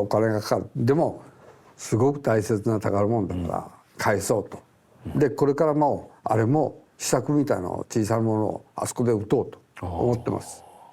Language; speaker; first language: Japanese; native; Japanese